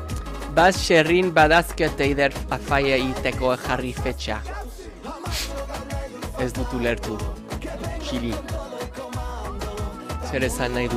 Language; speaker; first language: Basque; non-native, learner; English